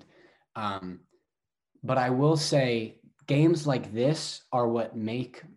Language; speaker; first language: English; native; English